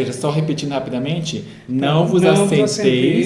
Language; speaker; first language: Portuguese; native; Portuguese